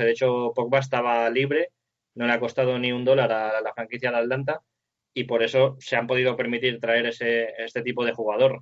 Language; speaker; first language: Spanish; native; Spanish